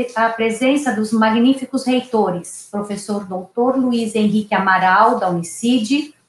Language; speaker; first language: Portuguese; native; Portuguese